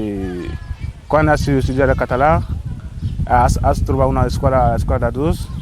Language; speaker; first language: Spanish; non-native, learner; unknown